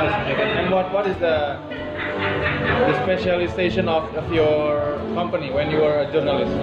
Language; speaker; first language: English; non-native, fluent; Indonesian